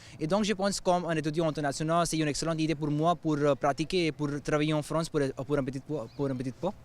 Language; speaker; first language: French; non-native, learner; Hindi